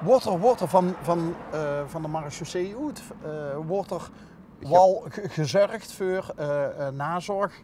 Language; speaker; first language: Dutch; native; Dutch